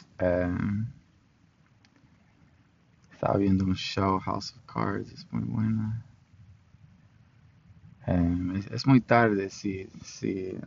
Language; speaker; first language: Spanish; non-native, fluent; English